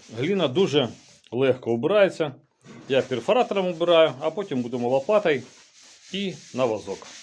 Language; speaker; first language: Ukrainian; non-native, local second language; Russian